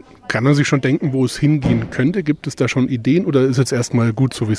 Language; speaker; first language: German; native; German